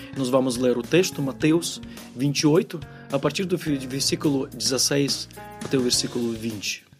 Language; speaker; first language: Portuguese; non-native, fluent; Ukrainian